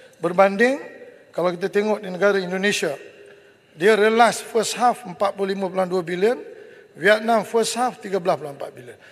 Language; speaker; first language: Malay; native; Malay